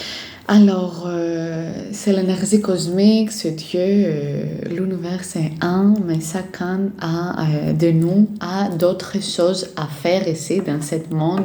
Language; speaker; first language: French; non-native, fluent; Greek